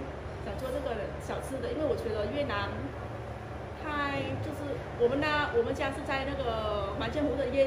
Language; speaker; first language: Chinese; non-native, fluent; Vietnamese